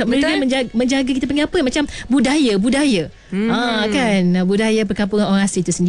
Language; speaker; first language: Malay; native; Malay